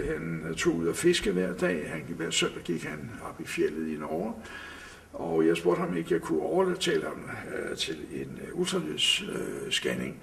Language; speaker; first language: Danish; native; Danish